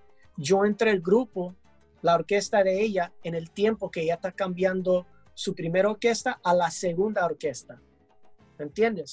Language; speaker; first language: Spanish; early bilingual, heritage; English